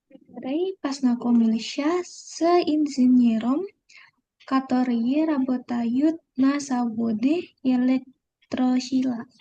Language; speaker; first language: Russian; non-native, learner; Indonesian